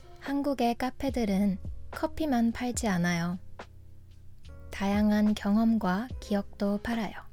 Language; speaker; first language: Korean; non-native, fluent; English